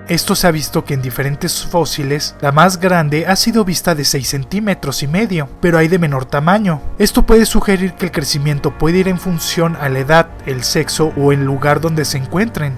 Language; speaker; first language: Spanish; native; Spanish